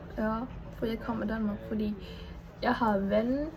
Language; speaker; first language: Danish; non-native, learner; Vietnamese